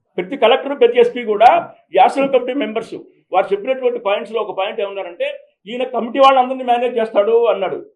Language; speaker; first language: Telugu; native; Telugu